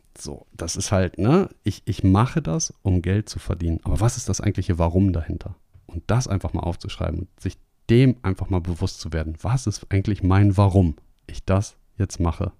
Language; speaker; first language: German; native; German